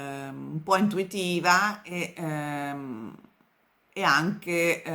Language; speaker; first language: Italian; native; Italian